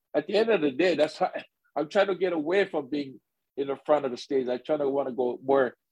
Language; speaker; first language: English; native; English